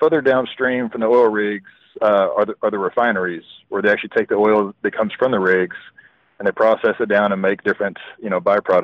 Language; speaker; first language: English; native; English